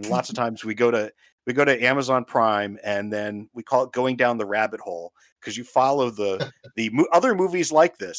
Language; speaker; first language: English; native; English